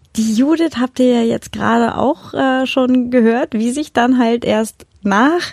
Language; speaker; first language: German; native; German